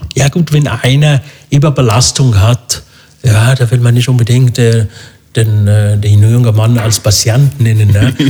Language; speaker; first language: German; non-native, fluent; Arabic